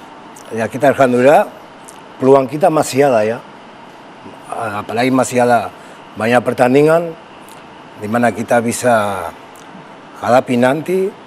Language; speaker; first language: Indonesian; non-native, fluent; Spanish